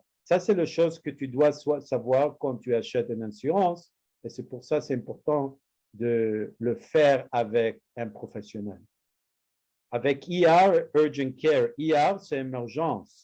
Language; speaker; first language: French; non-native, learner; Spanish